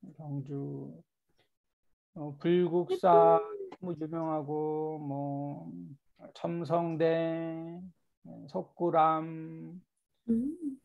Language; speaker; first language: Korean; native; Korean